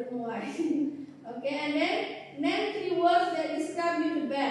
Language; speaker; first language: English; non-native, fluent; Indonesian